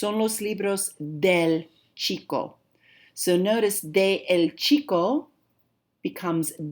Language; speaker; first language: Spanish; non-native, fluent; English